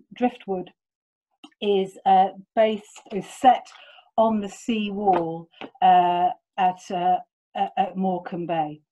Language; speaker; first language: English; native; English